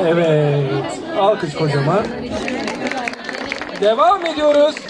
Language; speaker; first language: Turkish; native; Turkish